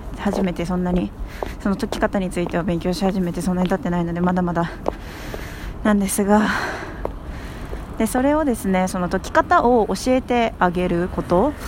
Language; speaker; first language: Japanese; native; Japanese